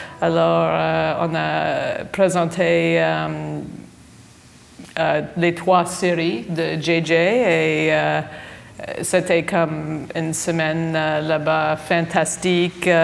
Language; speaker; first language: French; non-native, fluent; English